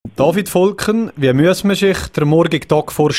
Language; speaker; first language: German; native; German